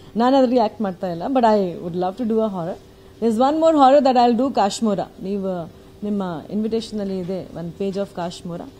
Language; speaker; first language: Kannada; non-native, fluent; Hindi